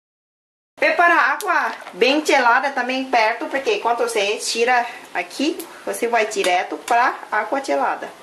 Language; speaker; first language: Portuguese; non-native, learner; Thai